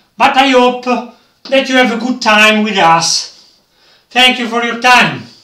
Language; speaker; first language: English; non-native, learner; Italian